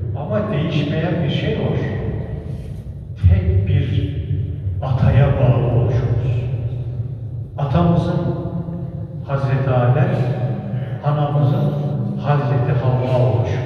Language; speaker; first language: Turkish; native; Turkish